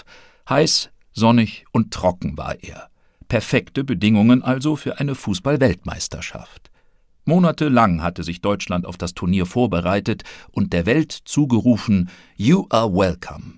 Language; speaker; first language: German; native; German